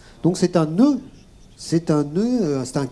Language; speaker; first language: French; native; French